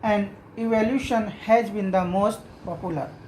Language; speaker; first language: English; non-native, local second language; Hindi